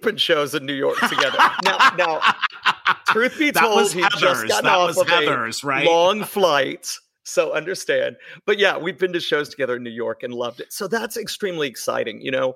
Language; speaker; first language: English; native; English